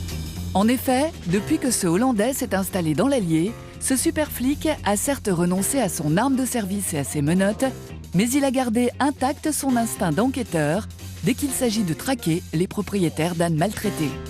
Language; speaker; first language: French; native; French